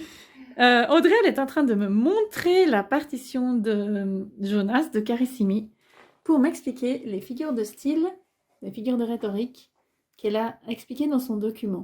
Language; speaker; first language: French; native; French